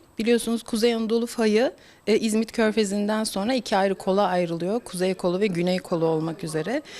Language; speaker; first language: Turkish; early bilingual, heritage; Turkish